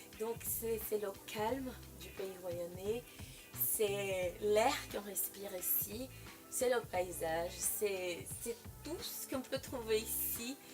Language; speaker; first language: French; non-native, fluent; Portuguese